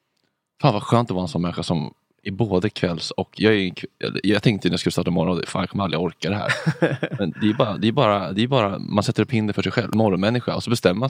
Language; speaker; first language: Swedish; native; Swedish